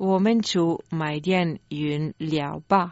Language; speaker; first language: Chinese; non-native, learner; Croatian